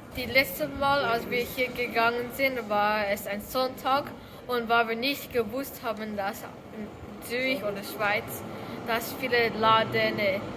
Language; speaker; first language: German; non-native, learner; English